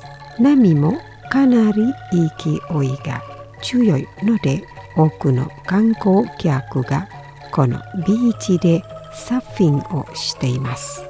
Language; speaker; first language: Japanese; non-native, fluent; Indonesian